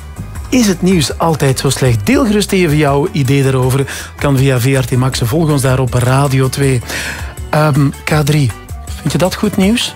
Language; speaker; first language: Dutch; native; Dutch